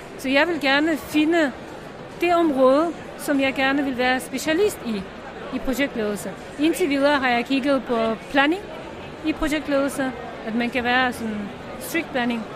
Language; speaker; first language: Danish; non-native, fluent; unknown